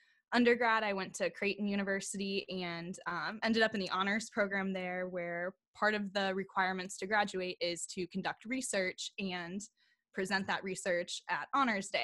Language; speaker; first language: English; native; English